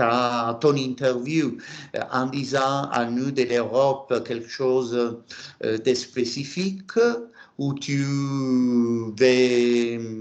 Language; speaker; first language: French; non-native, learner; Italian